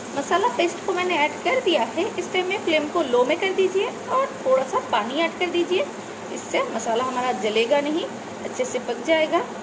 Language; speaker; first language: Hindi; non-native, local second language; Bangla